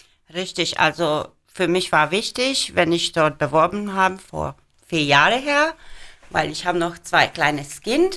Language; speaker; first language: German; non-native, fluent; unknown